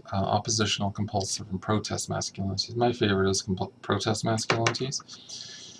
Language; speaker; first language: English; native; English